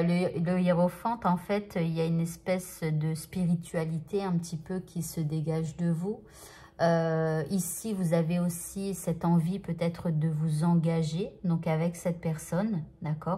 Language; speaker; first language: French; native; French